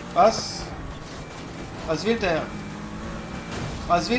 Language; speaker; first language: German; non-native, fluent; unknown